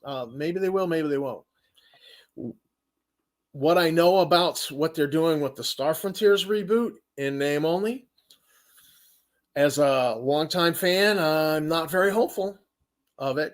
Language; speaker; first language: English; native; English